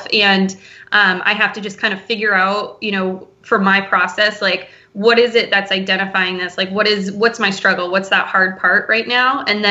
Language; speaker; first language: English; native; English